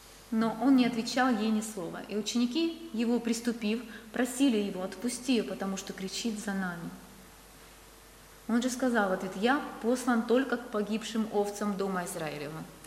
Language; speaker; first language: Russian; native; Russian